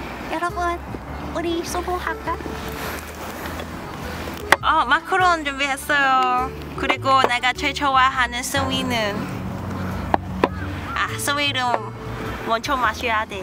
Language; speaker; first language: Korean; non-native, learner; Cantonese